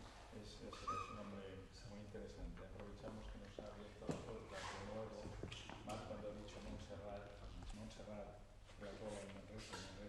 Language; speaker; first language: Spanish; non-native, local second language; Catalan